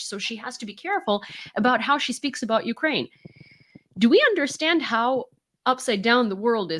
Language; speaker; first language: English; non-native, fluent; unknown